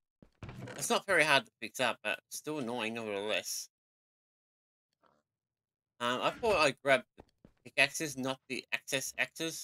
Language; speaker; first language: English; native; English